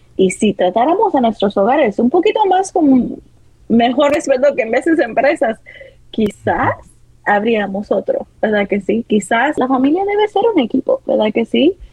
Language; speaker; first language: Spanish; early bilingual, heritage; Spanish